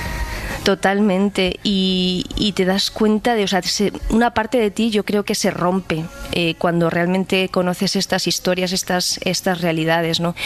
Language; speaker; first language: Spanish; native; Spanish